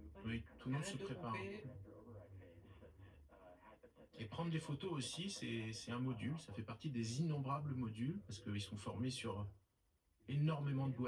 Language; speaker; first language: French; native; French